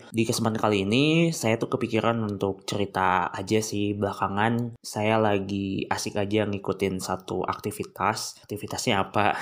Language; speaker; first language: Indonesian; non-native, local second language; Sundanese